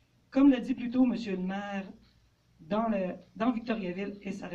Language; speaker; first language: French; native; French